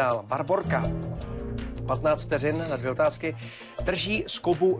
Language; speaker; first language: Czech; native; Czech